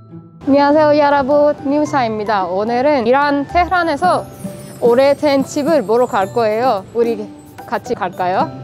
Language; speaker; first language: Korean; non-native, fluent; Persian